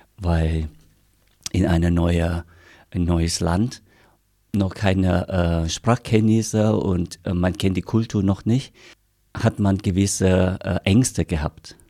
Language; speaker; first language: German; non-native, fluent; Vietnamese